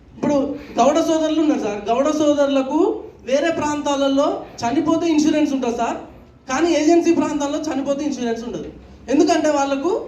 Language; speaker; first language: Telugu; native; Telugu